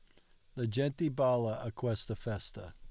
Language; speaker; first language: Italian; non-native, learner; English